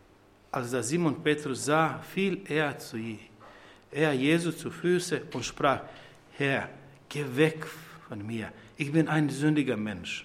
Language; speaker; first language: German; non-native, fluent; Croatian